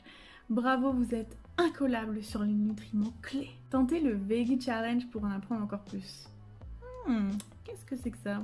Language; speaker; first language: French; native; French